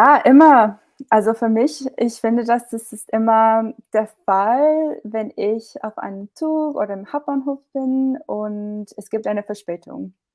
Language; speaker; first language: German; non-native, fluent; English